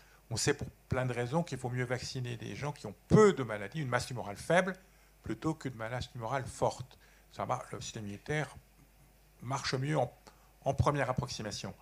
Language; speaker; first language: French; native; French